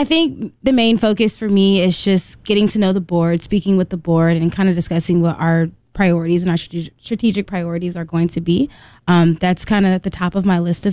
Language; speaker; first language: English; native; English